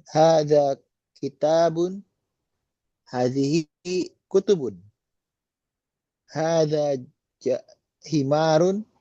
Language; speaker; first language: Arabic; non-native, learner; Indonesian